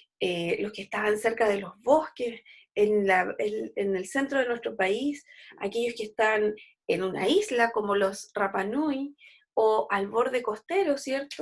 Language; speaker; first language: Spanish; native; Spanish